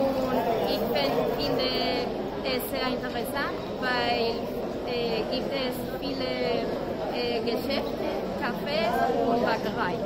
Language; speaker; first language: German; non-native, learner; Spanish